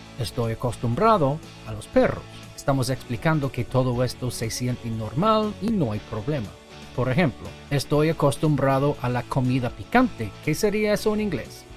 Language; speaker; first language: Spanish; non-native, fluent; English